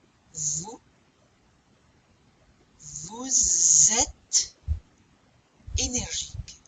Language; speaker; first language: French; non-native, fluent; English